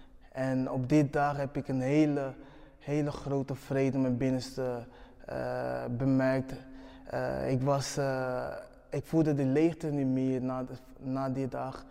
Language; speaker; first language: Dutch; non-native, fluent; Portuguese